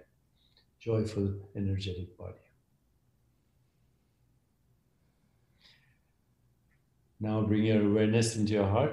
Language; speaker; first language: English; non-native, local second language; Hindi